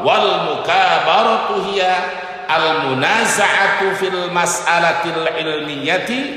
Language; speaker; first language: Arabic; non-native, fluent; Javanese